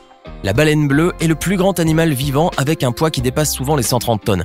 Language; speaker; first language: French; native; French